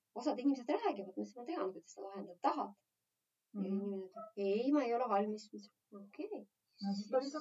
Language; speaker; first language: Estonian; non-native, local second language; Russian